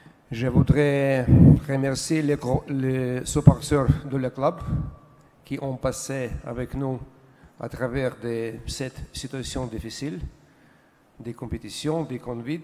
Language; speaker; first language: French; non-native, learner; Russian